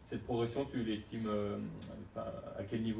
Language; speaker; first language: French; native; French